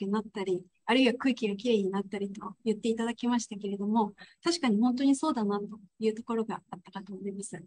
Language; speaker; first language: Japanese; native; Japanese